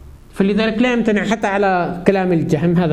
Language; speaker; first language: Arabic; native; Arabic